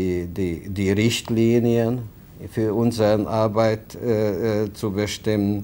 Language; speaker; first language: German; non-native, fluent; Hungarian